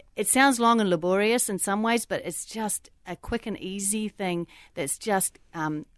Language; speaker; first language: English; native; English